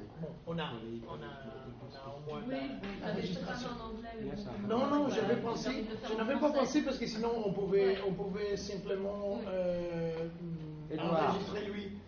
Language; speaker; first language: French; non-native, fluent; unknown